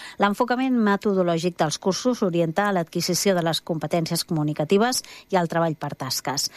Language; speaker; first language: Catalan; native; Catalan